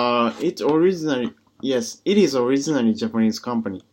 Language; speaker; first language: English; non-native, learner; Japanese